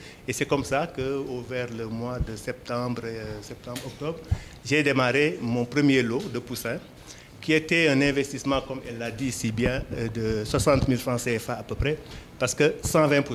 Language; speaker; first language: French; non-native, local second language; Wolof